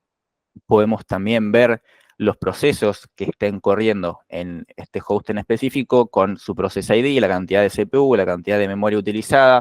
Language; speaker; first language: Spanish; native; Spanish